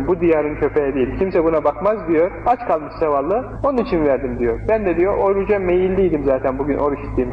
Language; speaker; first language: Turkish; native; Turkish